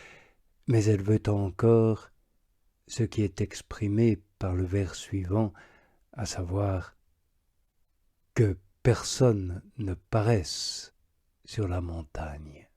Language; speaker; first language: French; native; French